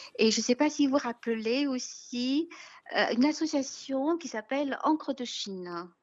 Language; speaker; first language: French; non-native, fluent; Chinese